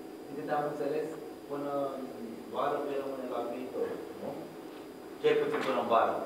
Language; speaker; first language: Romanian; early bilingual, heritage; Romanian